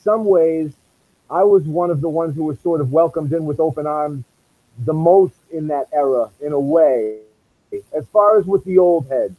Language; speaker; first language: English; native; English